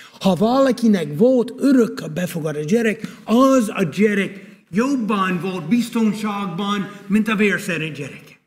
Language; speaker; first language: Hungarian; non-native, fluent; English